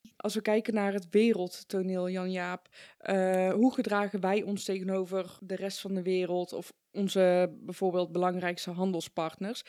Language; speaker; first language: Dutch; early bilingual, other home language; Persian